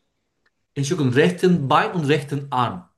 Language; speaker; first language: German; non-native, learner; Turkish